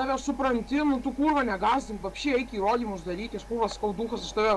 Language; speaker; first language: Lithuanian; native; Lithuanian